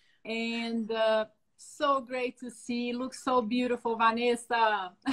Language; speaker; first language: English; non-native, fluent; Portuguese